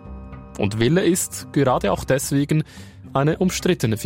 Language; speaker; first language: German; native; German